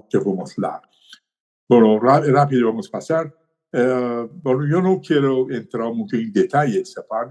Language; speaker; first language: Portuguese; non-native, learner; Persian